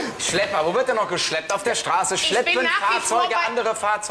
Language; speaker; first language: German; native; German